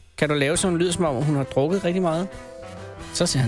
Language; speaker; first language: Danish; native; Danish